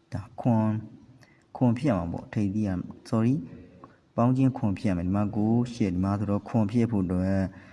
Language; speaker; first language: Burmese; native; Burmese